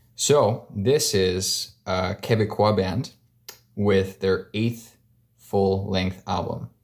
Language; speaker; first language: English; native; English